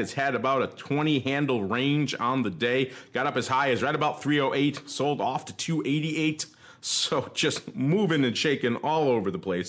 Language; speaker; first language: English; native; English